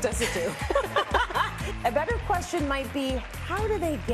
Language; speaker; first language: English; native; English